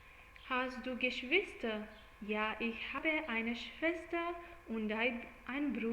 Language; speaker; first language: German; non-native, learner; English